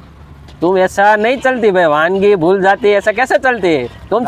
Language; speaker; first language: Hindi; non-native, local second language; Gujarati